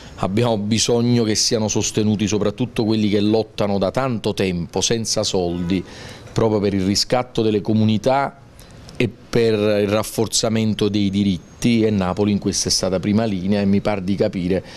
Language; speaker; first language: Italian; native; Italian